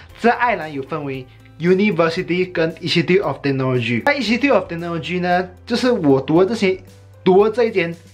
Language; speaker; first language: Chinese; native; Chinese